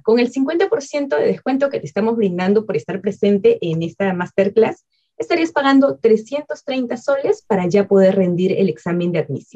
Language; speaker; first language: Spanish; native; Spanish